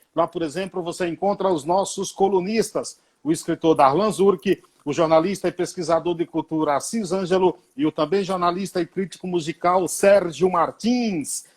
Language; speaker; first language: Portuguese; native; Portuguese